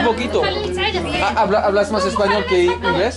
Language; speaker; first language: Spanish; non-native, learner; French